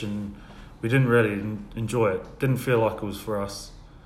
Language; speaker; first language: English; native; English